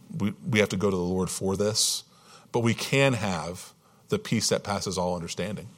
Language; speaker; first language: English; native; English